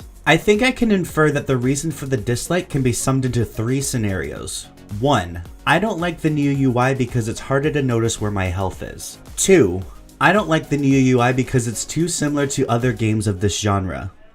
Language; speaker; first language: English; native; English